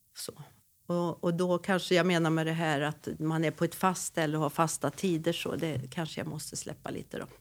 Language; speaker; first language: Swedish; native; Swedish